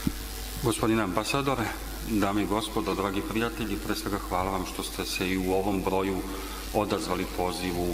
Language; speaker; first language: Serbian; native; Serbian